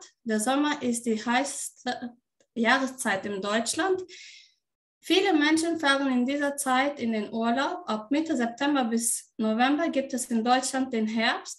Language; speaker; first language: German; non-native, learner; Turkish